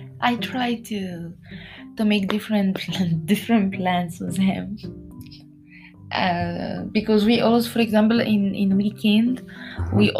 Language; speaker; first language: English; non-native, learner; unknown